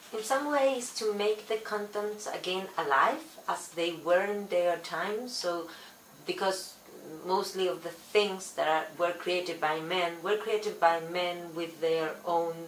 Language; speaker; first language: English; non-native, fluent; Spanish